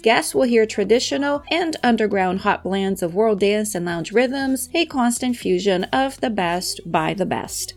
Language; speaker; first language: English; non-native, fluent; Portuguese